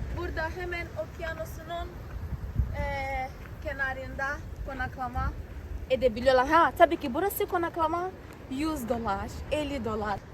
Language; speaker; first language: Turkish; non-native, fluent; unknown